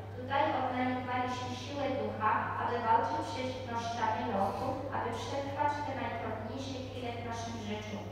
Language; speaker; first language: Polish; early bilingual, heritage; Polish